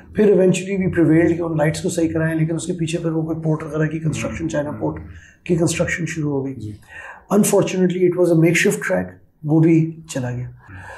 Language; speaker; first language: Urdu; native; Urdu